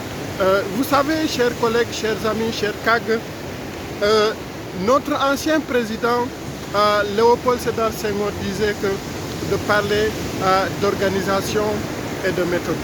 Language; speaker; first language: French; non-native, local second language; Wolof